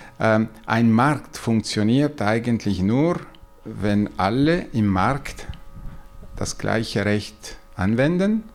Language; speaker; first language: German; non-native, local second language; Italian